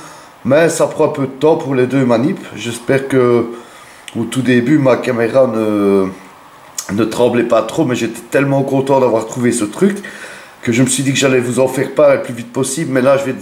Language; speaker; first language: French; native; French